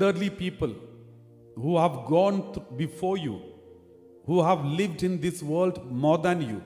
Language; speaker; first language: English; non-native, local second language; Malayalam